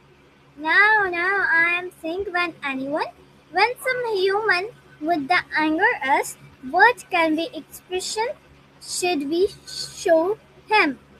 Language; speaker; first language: English; non-native, learner; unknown